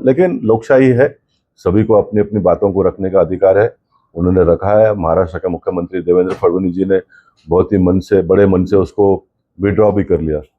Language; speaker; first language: Hindi; non-native, local second language; Kannada